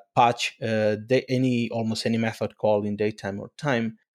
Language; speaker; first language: English; non-native, fluent; Spanish